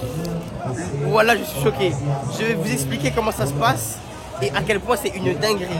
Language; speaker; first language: French; native; French